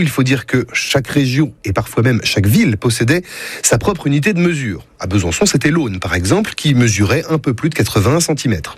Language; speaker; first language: French; native; French